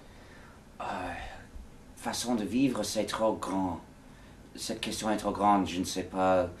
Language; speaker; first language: French; non-native, fluent; English